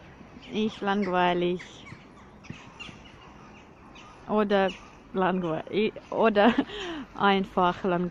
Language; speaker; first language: German; non-native, learner; Russian